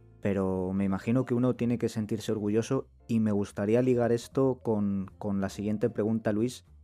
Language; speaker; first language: Spanish; native; Spanish